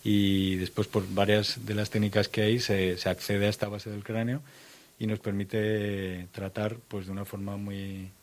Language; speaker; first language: Spanish; native; Spanish